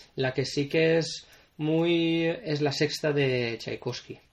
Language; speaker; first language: Spanish; native; Spanish